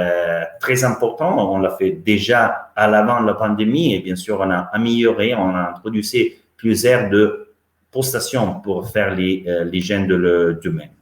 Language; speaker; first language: French; non-native, fluent; Italian